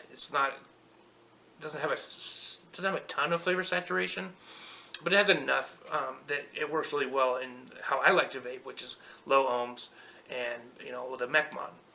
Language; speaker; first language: English; native; English